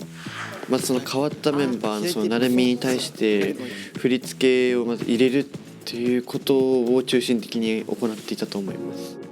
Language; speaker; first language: Japanese; native; Japanese